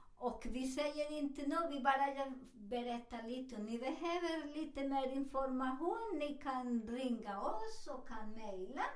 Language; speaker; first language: Swedish; non-native, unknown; Spanish